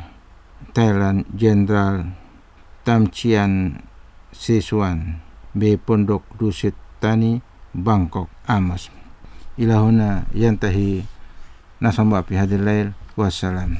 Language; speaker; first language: Arabic; non-native, fluent; Indonesian